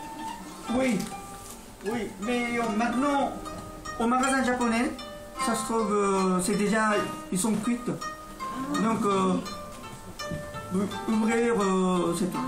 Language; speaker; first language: French; non-native, learner; Japanese